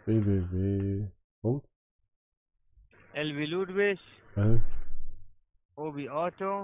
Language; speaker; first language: German; non-native, learner; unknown